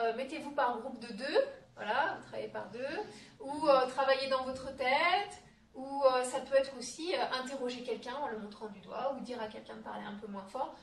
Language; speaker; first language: French; native; French